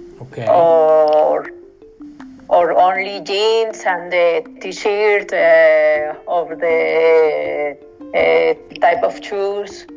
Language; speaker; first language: English; non-native, learner; Spanish